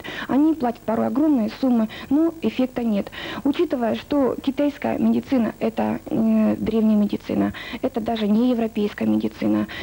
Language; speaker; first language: Russian; native; Russian